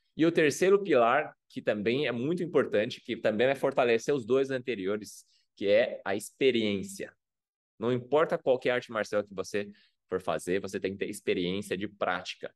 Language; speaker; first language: Portuguese; non-native, fluent; Chinese